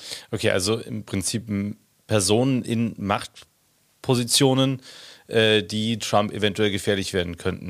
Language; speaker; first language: German; native; German